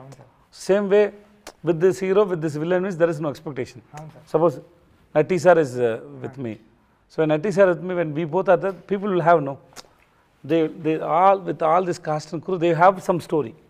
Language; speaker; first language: Telugu; non-native, local second language; Tamil